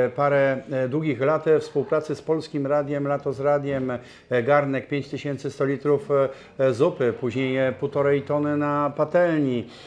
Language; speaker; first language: Polish; native; Polish